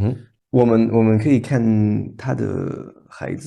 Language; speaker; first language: Chinese; non-native, learner; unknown